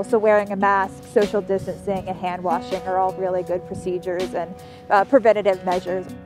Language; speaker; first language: English; native; English